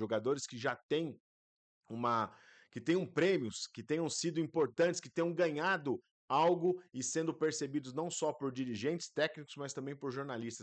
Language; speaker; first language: Portuguese; native; Portuguese